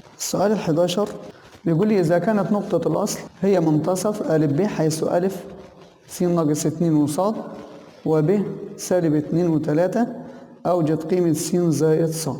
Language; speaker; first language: Arabic; native; Arabic